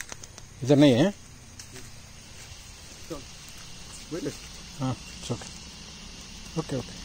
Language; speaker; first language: Hindi; non-native, local second language; Telugu